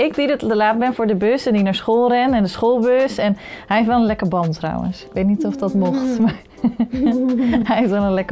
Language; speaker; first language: Dutch; native; Dutch